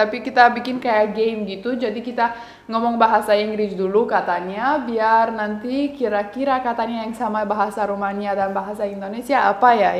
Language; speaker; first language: Indonesian; non-native, fluent; Romanian